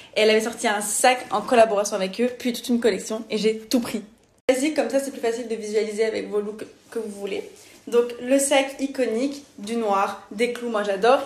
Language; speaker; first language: French; native; French